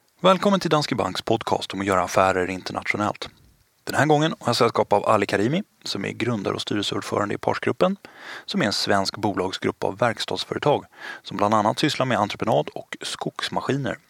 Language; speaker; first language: Swedish; native; Swedish